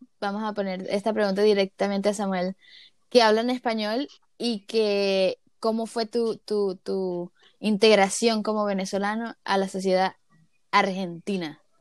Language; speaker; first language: Spanish; native; Spanish